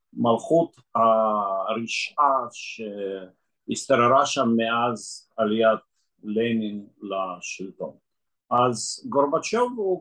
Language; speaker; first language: Hebrew; non-native, fluent; Russian